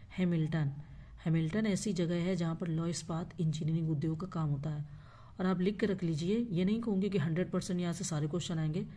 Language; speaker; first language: Hindi; native; Hindi